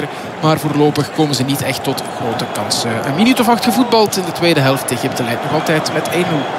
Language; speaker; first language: Dutch; native; Dutch